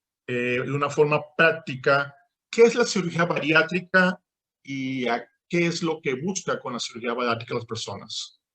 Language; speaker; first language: Spanish; native; Spanish